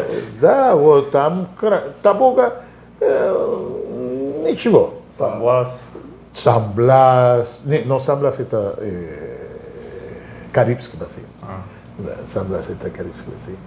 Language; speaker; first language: Russian; non-native, fluent; Spanish